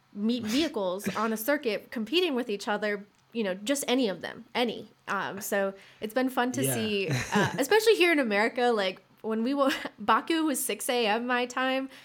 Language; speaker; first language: English; native; English